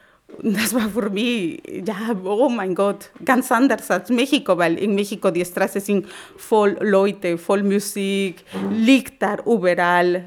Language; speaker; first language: German; non-native, learner; Spanish